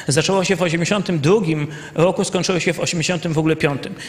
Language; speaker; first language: Polish; native; Polish